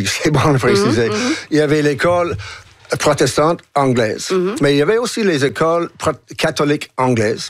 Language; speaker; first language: French; non-native, local second language; English